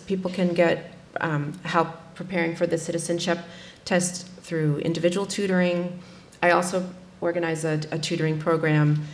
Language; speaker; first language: English; native; English